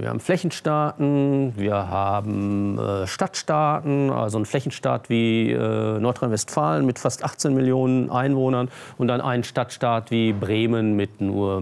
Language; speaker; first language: German; native; German